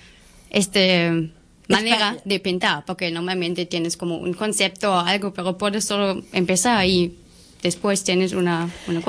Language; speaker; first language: Spanish; non-native, learner; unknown